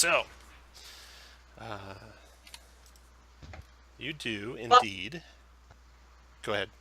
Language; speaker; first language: English; native; English